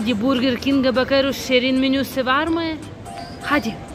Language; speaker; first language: Turkish; non-native, learner; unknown